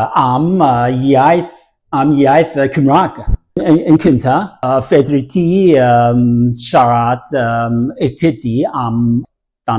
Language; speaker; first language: Welsh; non-native, learner; English